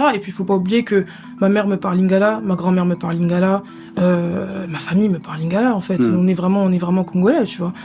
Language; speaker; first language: French; early bilingual, other home language; Lingala